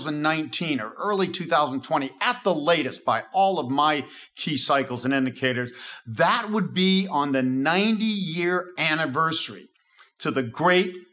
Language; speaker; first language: English; native; English